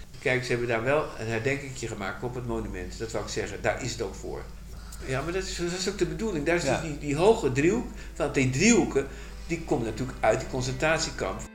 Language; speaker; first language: Dutch; native; Dutch